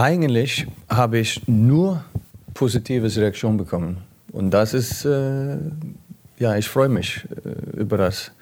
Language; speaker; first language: German; non-native, learner; Icelandic